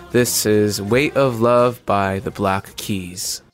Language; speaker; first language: English; early bilingual, other home language; Japanese